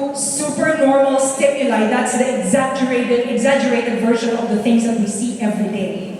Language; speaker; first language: English; non-native, local second language; Filipino